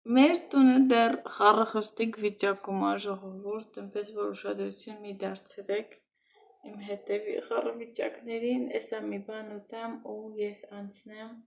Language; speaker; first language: Armenian; native; Armenian